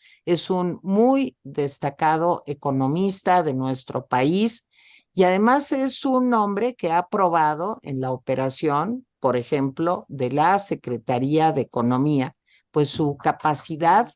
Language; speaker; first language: Spanish; native; Spanish